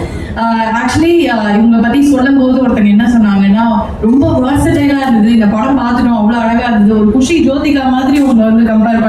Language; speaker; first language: Tamil; native; Tamil